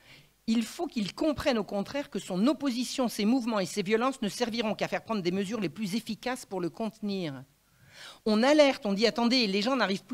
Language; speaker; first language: French; native; French